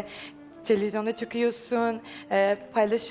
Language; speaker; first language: Turkish; non-native, fluent; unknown